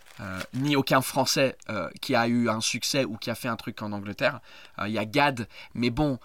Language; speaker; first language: French; non-native, fluent; English